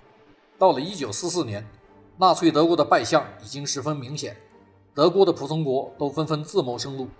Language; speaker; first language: Chinese; native; Chinese